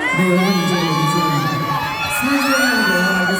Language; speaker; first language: Korean; non-native, fluent; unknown